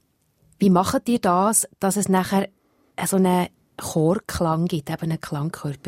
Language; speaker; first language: German; native; German